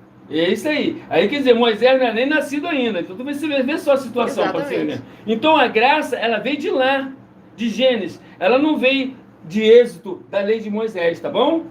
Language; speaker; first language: Portuguese; native; Portuguese